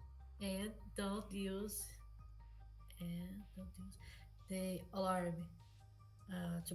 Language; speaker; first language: English; non-native, learner; Portuguese